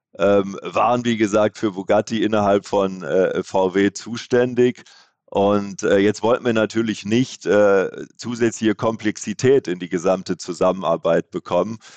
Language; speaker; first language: German; native; German